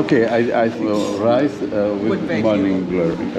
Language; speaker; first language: English; non-native, learner; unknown